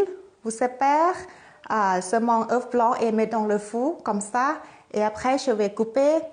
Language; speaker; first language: French; non-native, fluent; Thai